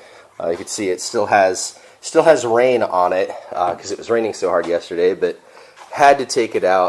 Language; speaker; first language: English; native; English